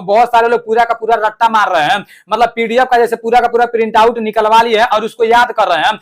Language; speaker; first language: Hindi; native; Hindi